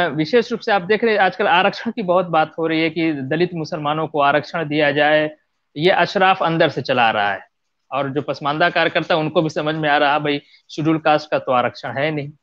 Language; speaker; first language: Hindi; non-native, local second language; Bhojpuri